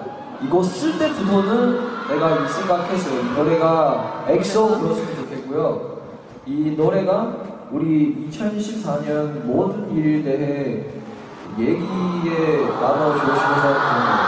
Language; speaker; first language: Korean; non-native, fluent; Chinese